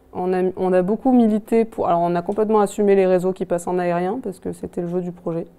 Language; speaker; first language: French; native; French